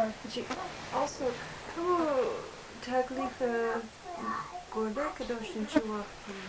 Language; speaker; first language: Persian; non-native, fluent; English